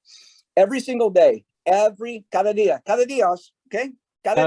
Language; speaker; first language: Spanish; non-native, learner; English